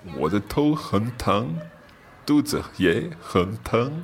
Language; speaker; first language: Chinese; non-native, learner; English